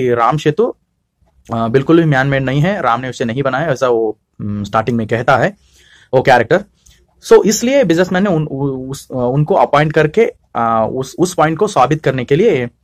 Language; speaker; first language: Hindi; non-native, local second language; Kannada